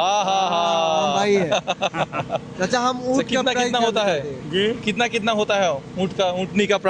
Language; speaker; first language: Hindi; non-native, learner; Bangla